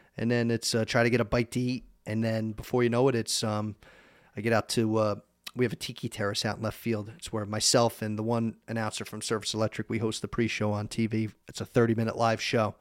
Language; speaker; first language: English; native; English